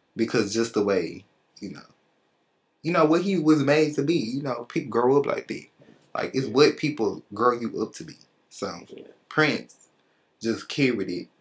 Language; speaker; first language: English; native; English